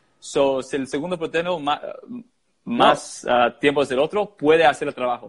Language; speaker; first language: Spanish; early bilingual, heritage; English